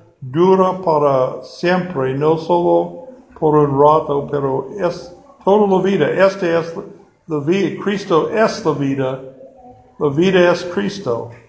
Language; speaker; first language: Spanish; non-native, fluent; English